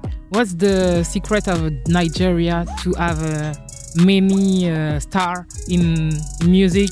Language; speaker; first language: English; non-native, learner; French